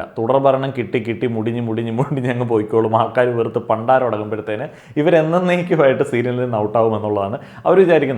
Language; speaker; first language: Malayalam; native; Malayalam